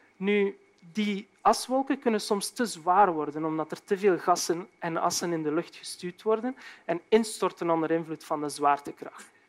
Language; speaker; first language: Dutch; native; Dutch